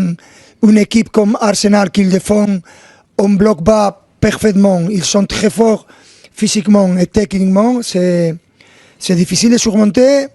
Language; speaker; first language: French; non-native, fluent; Spanish